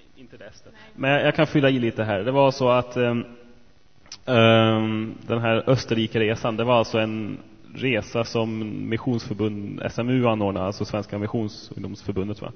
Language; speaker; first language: Swedish; native; Swedish